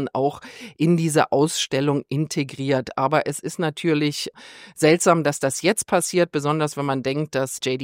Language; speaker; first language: German; native; German